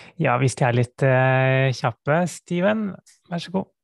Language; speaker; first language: Norwegian; native; Norwegian